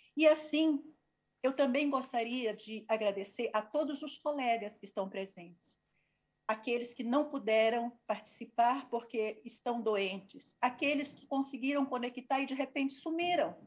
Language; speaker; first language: Portuguese; native; Portuguese